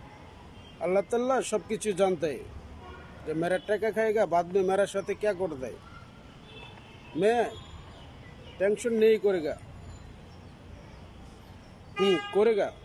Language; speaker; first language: Hindi; non-native, learner; Bangla